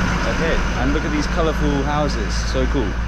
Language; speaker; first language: English; native; English